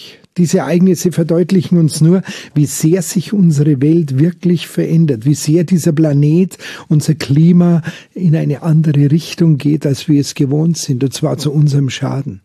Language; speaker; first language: German; native; German